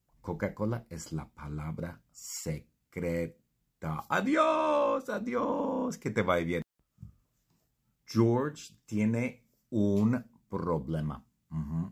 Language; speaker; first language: Spanish; non-native, fluent; English